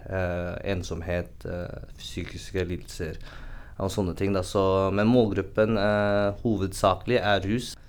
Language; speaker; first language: Norwegian; native; Norwegian